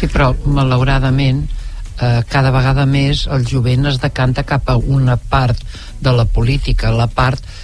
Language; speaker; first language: Catalan; native; Catalan